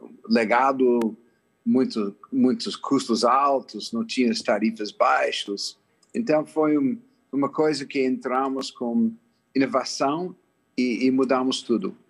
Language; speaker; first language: Portuguese; non-native, fluent; English